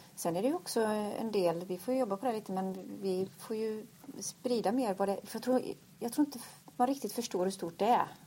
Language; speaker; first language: Swedish; native; Swedish